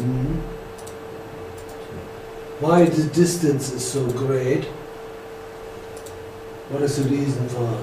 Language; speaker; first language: English; non-native, fluent; German